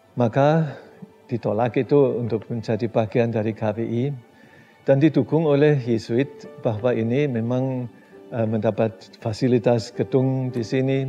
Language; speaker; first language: Indonesian; non-native, fluent; German